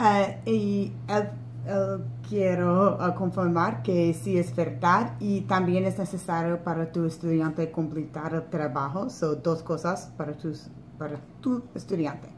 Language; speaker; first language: Spanish; non-native, learner; English